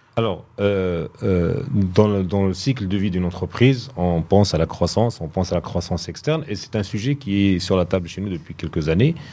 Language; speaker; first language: French; non-native, local second language; Arabic